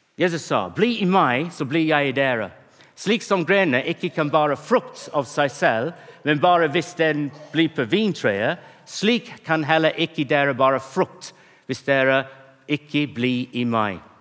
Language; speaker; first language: Norwegian; non-native, fluent; English